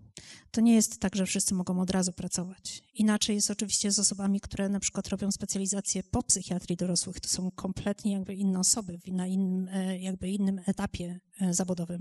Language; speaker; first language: Polish; native; Polish